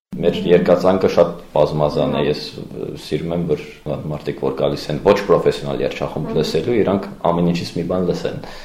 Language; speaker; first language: Armenian; early bilingual, heritage; Armenian